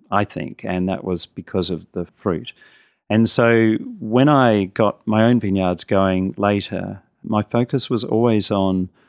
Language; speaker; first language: English; native; English